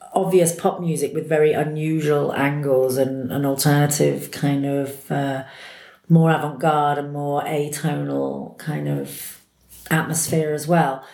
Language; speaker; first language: English; native; English